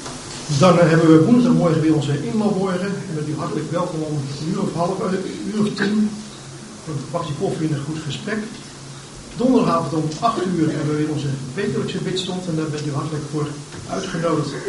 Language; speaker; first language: Dutch; native; Dutch